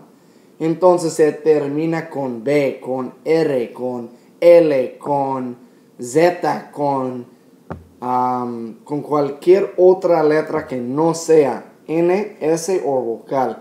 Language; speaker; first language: Spanish; non-native, fluent; English